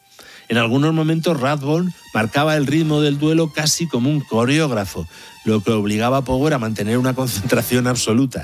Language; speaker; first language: Spanish; native; Spanish